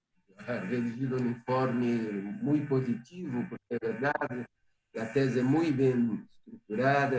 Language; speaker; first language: Spanish; non-native, fluent; Portuguese